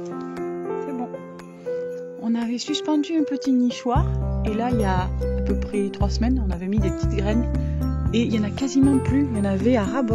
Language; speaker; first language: French; native; French